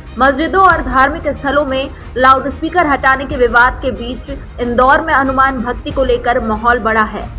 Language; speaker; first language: Hindi; native; Hindi